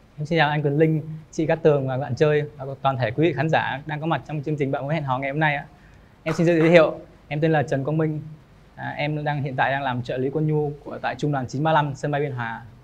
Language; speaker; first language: Vietnamese; native; Vietnamese